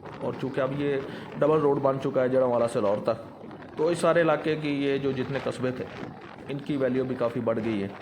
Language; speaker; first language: Urdu; non-native, local second language; Punjabi